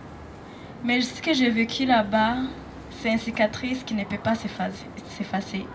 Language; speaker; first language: French; non-native, local second language; Rundi